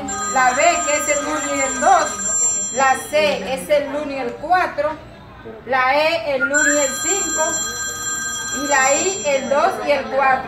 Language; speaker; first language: Spanish; native; Spanish